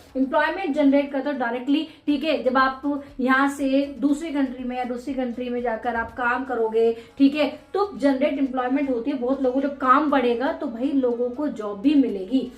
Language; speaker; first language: Hindi; native; Hindi